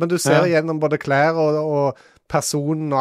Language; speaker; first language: Norwegian; native; Norwegian